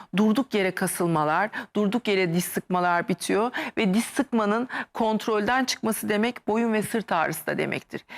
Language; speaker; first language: Turkish; native; Turkish